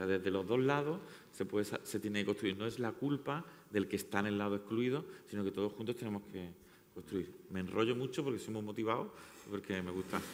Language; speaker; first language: Spanish; native; Spanish